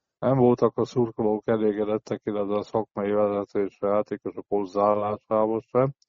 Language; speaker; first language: Hungarian; native; Hungarian